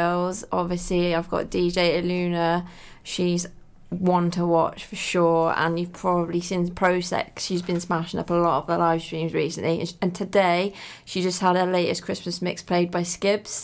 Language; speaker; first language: English; native; English